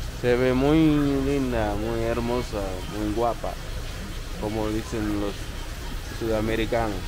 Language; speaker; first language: Spanish; non-native, learner; English